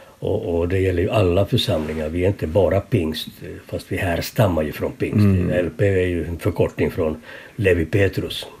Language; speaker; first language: Swedish; native; Swedish